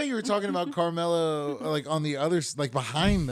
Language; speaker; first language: English; native; English